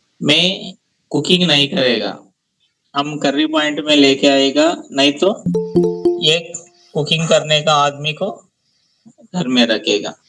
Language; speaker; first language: Hindi; non-native, local second language; Telugu